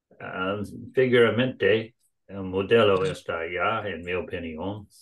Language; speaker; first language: Spanish; non-native, learner; English